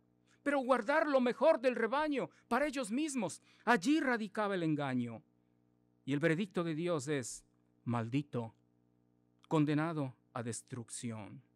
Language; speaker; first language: Spanish; native; Spanish